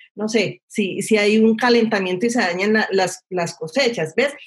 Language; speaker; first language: Spanish; native; Spanish